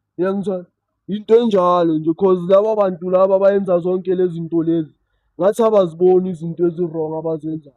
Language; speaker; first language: Zulu; native; Zulu